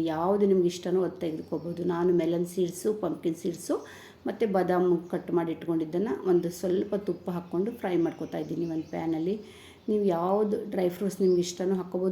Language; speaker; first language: Kannada; native; Kannada